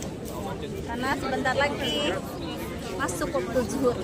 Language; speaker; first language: Indonesian; native; Indonesian